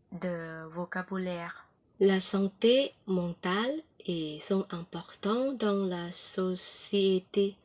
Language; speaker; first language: French; non-native, learner; Thai